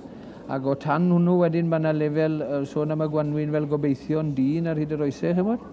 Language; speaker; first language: Welsh; native; Welsh